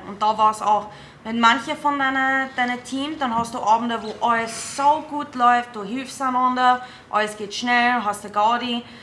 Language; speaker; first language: German; non-native, fluent; English